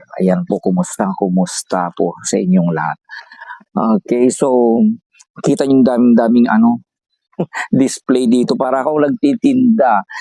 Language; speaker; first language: Filipino; non-native, local second language; Iloko